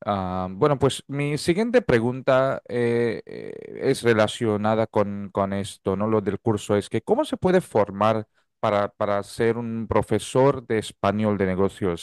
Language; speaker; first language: Spanish; non-native, fluent; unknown